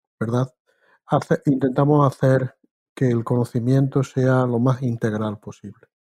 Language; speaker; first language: Spanish; native; Spanish